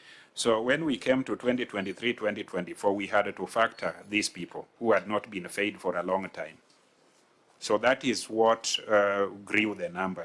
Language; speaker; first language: English; non-native, local second language; Luo (Kenya and Tanzania)